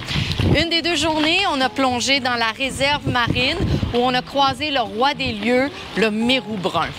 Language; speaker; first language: French; native; French